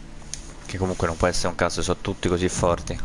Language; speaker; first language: Italian; native; Italian